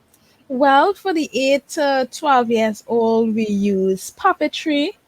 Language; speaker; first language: English; native; English